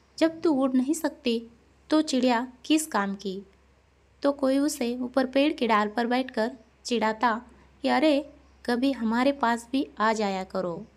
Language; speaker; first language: Hindi; non-native, local second language; Marathi